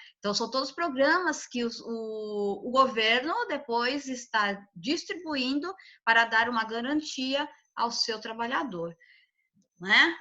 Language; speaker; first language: Portuguese; native; Portuguese